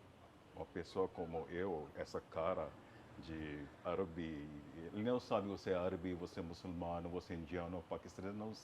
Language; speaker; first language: Portuguese; non-native, fluent; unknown